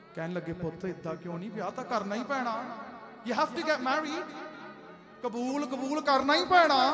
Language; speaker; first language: Punjabi; early bilingual, heritage; Punjabi